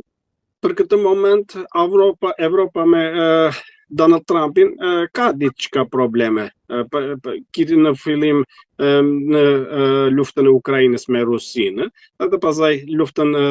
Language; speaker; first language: Albanian; non-native, fluent; Turkish